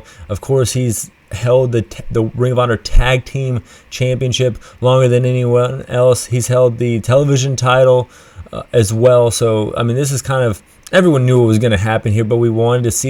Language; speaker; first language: English; native; English